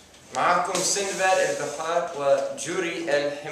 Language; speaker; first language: Arabic; non-native, learner; English